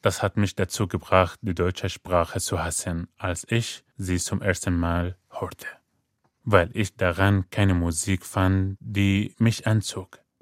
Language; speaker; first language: German; non-native, fluent; Arabic